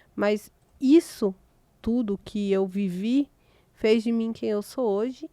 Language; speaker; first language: Portuguese; native; Portuguese